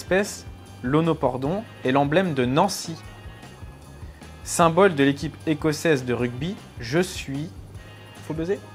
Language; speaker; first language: French; native; French